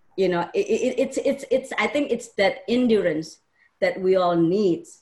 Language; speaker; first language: English; non-native, fluent; Indonesian